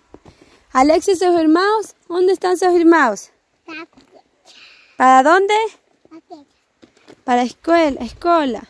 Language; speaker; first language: Spanish; native; Spanish